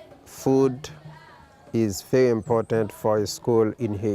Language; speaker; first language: English; non-native, local second language; Haitian Creole